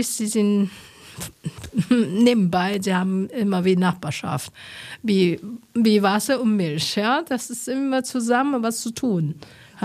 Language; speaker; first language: German; non-native, learner; Chinese